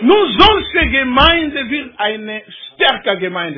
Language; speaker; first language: German; non-native, learner; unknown